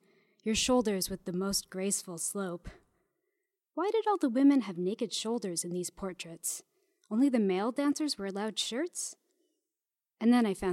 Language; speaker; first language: English; native; English